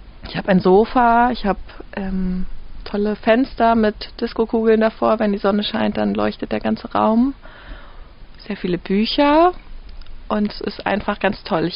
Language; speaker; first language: German; native; German